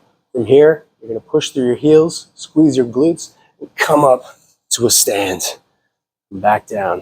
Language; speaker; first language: English; native; English